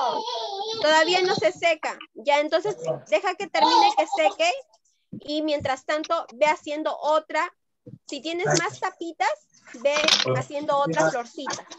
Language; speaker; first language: Spanish; native; Spanish